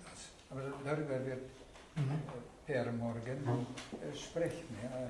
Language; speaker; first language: German; non-native, fluent; Hungarian